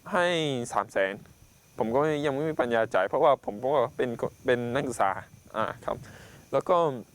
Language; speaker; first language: Thai; non-native, local second language; Pattani Malay